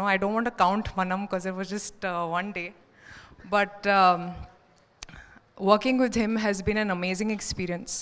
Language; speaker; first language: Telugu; non-native, learner; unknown